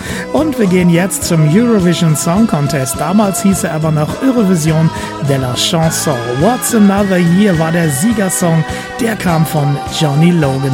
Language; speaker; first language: German; native; German